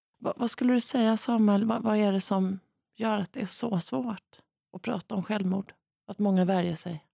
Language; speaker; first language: Swedish; native; Swedish